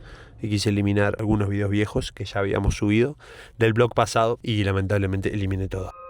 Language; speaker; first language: Spanish; native; Spanish